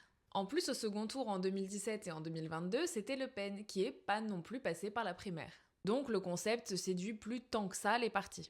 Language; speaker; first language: French; native; French